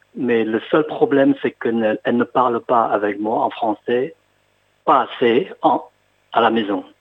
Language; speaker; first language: French; non-native, fluent; Khmer